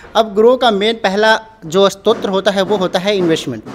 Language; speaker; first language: Hindi; native; Hindi